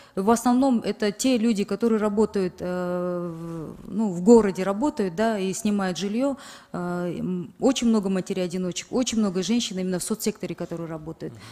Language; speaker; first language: Russian; non-native, local second language; Kyrgyz